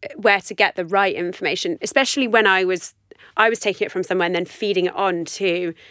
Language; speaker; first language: English; native; English